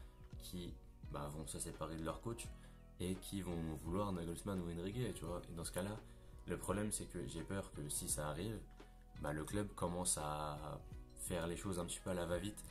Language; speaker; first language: French; native; French